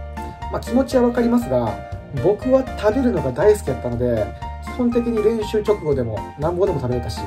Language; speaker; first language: Japanese; native; Japanese